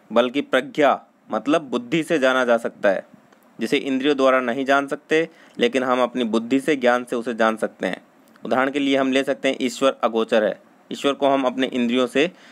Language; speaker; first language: Hindi; native; Hindi